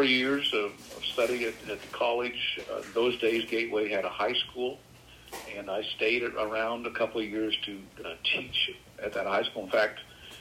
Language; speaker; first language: English; native; English